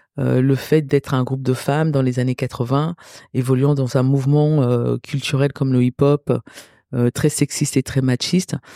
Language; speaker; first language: French; early bilingual, other home language; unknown